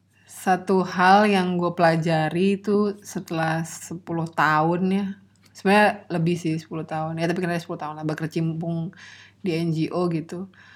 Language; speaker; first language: Indonesian; native; Indonesian